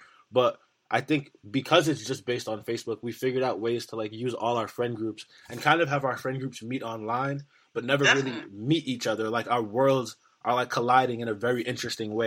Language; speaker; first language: English; native; English